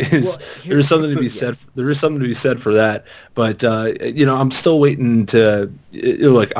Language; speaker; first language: English; native; English